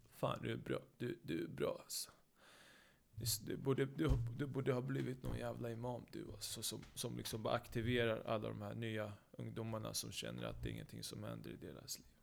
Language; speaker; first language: Swedish; native; Swedish